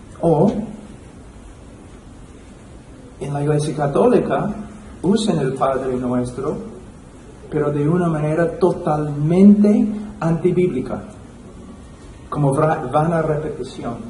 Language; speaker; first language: Spanish; non-native, fluent; English